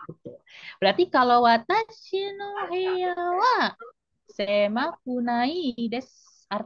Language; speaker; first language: Indonesian; native; Indonesian